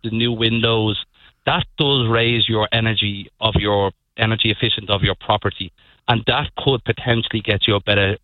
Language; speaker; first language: English; native; English